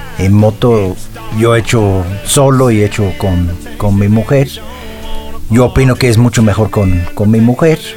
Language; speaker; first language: Spanish; non-native, fluent; English